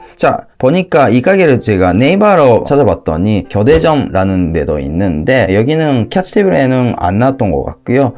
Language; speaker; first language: Korean; non-native, fluent; Japanese